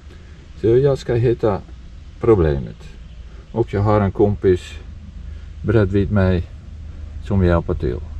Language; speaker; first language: Swedish; non-native, fluent; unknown